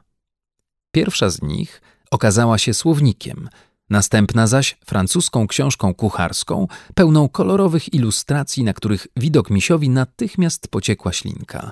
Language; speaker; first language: Polish; native; Polish